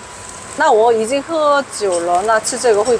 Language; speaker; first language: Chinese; non-native, fluent; Korean